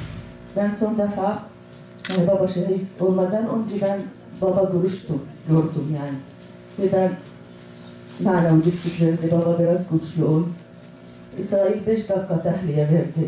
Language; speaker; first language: Turkish; non-native, learner; Arabic